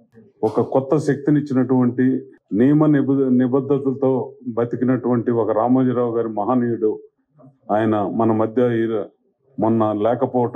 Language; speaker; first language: Telugu; native; Telugu